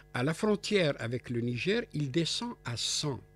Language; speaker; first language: French; non-native, local second language; Arabic